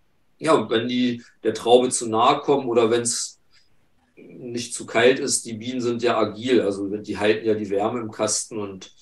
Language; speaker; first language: German; native; German